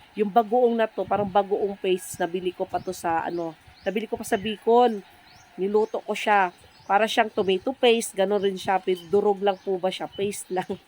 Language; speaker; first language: Filipino; non-native, local second language; Cebuano